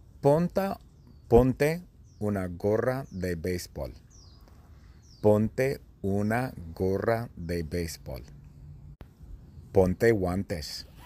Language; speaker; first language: Spanish; non-native, fluent; English